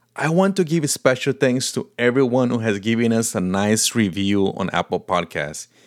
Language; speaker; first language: English; non-native, fluent; Portuguese